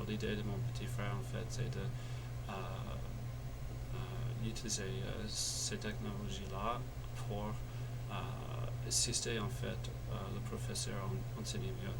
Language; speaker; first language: French; non-native, fluent; English